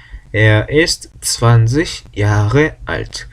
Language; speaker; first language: German; non-native, fluent; Korean